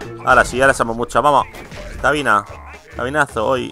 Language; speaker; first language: Spanish; native; Spanish